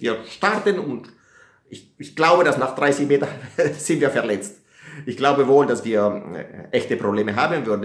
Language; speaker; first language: German; non-native, fluent; Italian